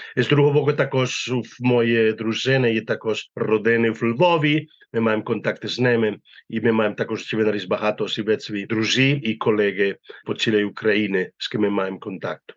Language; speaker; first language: Ukrainian; non-native, learner; Spanish